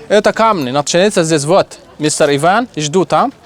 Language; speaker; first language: Russian; non-native, learner; Arabic